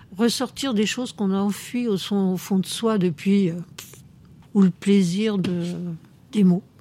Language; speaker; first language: French; native; French